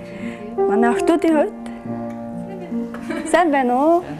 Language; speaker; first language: Mongolian; native; Mongolian